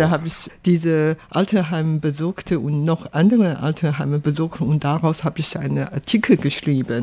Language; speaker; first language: German; non-native, fluent; Chinese